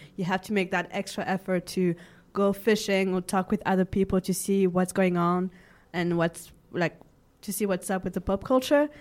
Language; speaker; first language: English; non-native, fluent; French